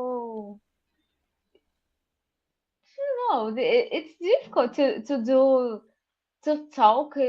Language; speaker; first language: English; non-native, learner; Portuguese